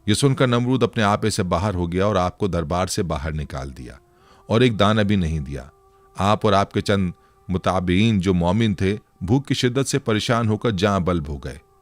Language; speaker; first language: Urdu; native; Urdu